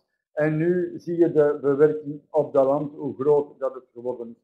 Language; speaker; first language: Dutch; native; Dutch